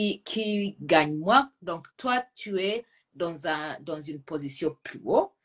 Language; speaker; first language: French; non-native, fluent; Gusii